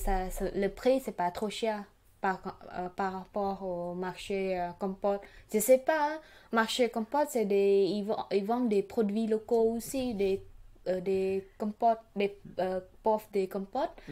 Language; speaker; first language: French; non-native, learner; Khmer